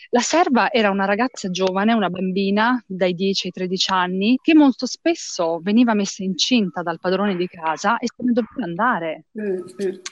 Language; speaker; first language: Italian; early bilingual, other home language; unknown